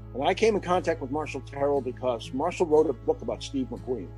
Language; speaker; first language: English; native; English